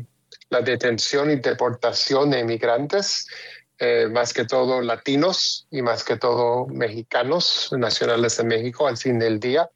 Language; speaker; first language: Spanish; early bilingual, heritage; Spanish